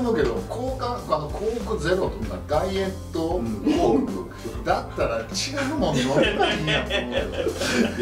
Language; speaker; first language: Japanese; native; Japanese